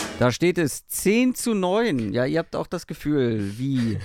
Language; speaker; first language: German; native; German